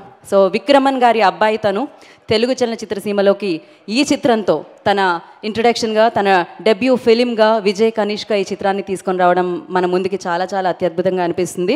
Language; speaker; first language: Telugu; native; Telugu